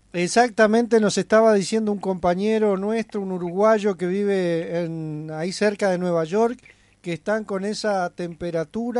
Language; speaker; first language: Spanish; native; Spanish